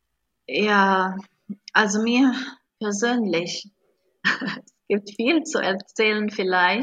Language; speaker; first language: German; non-native, fluent; Arabic